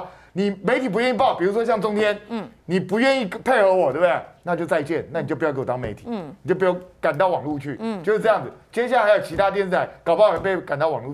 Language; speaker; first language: Chinese; native; Chinese